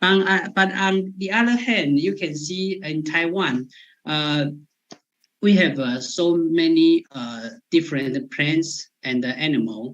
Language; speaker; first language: English; non-native, fluent; Chinese